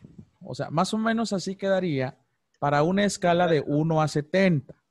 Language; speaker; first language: Spanish; native; Spanish